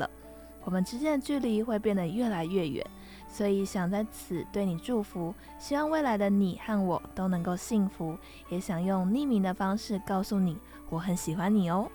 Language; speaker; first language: Chinese; native; Chinese